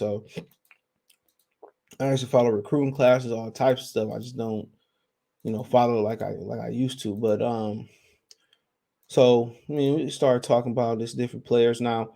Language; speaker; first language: English; native; English